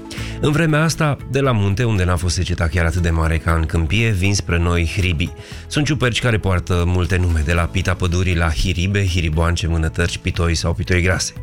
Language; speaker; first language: Romanian; native; Romanian